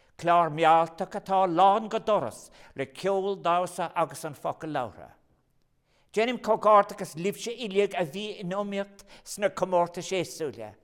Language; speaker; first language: Irish; non-native, local second language; English